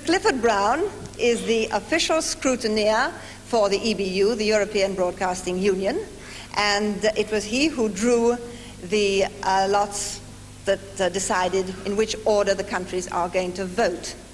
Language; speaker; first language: English; native; English